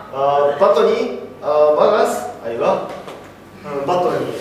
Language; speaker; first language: Arabic; non-native, learner; Japanese